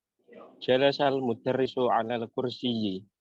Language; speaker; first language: Arabic; non-native, learner; Indonesian